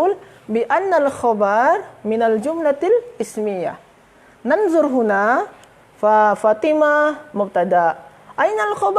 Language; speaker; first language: Arabic; non-native, fluent; Malay